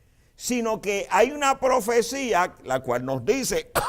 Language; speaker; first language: Spanish; native; Spanish